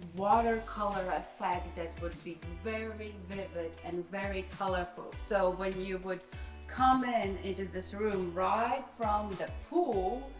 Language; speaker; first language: English; non-native, fluent; Latvian